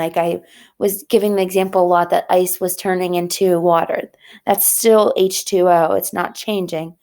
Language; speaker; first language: English; native; English